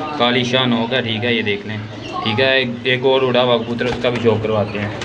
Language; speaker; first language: Urdu; native; Urdu